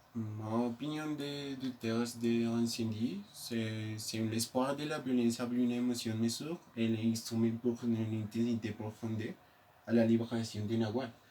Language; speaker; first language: French; non-native, learner; Spanish